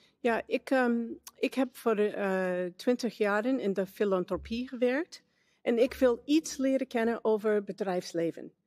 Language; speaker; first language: Dutch; non-native, learner; English